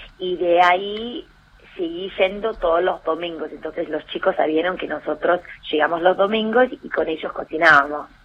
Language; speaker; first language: Spanish; non-native, fluent; English